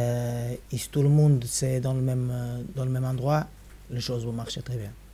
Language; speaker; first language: French; non-native, fluent; Spanish